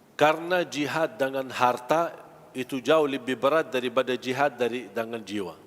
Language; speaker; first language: Malay; non-native, fluent; Arabic